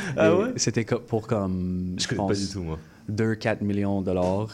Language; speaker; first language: French; non-native, local second language; English